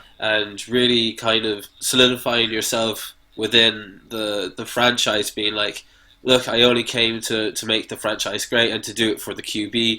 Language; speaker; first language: English; native; English